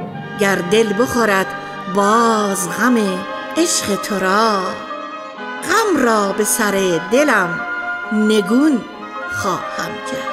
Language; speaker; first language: Persian; native; Persian